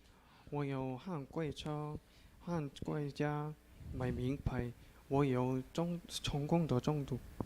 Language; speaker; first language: Chinese; non-native, learner; Korean